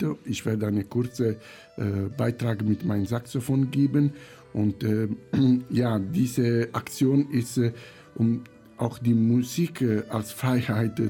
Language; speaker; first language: German; non-native, fluent; Italian